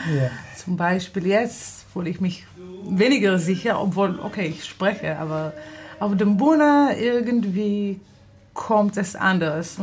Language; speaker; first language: German; non-native, fluent; Hebrew